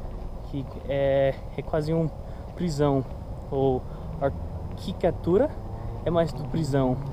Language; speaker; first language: Portuguese; non-native, learner; English